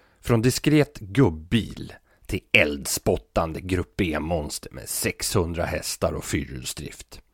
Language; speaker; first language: Swedish; native; Swedish